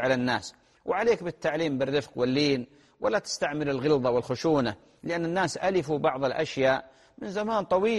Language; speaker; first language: Arabic; native; Arabic